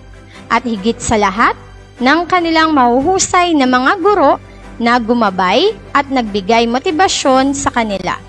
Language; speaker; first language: Filipino; native; Filipino